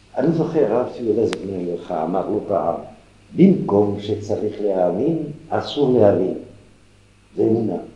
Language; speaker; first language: Hebrew; non-native, fluent; French